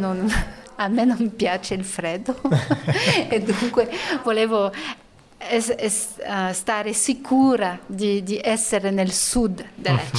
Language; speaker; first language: Italian; non-native, learner; French